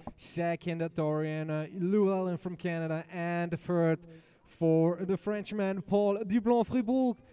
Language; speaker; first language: English; non-native, fluent; German